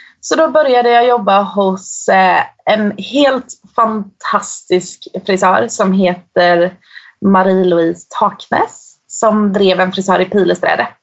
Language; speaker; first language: Swedish; native; Swedish